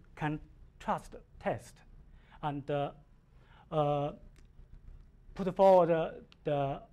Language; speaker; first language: English; non-native, learner; Chinese